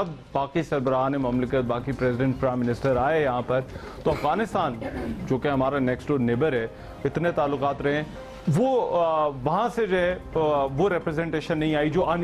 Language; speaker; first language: Urdu; native; Urdu